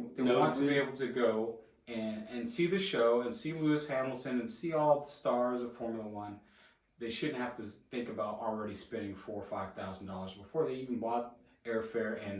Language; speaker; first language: English; native; English